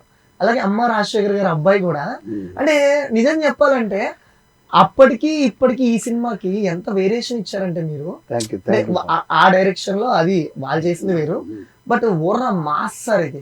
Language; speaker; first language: Telugu; native; Telugu